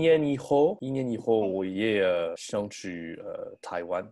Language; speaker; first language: Chinese; non-native, learner; French